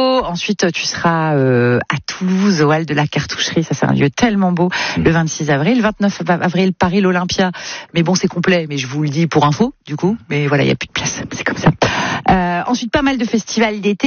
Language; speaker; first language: French; native; French